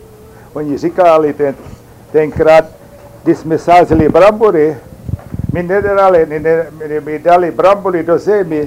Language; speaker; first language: Czech; early bilingual, heritage; Czech